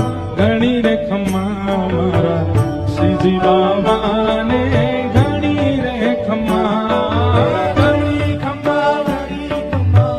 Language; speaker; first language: Hindi; native; Hindi